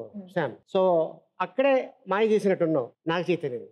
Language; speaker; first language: Telugu; native; Telugu